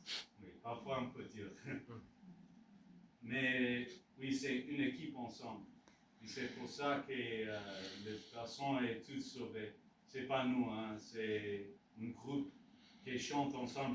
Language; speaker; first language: French; non-native, learner; English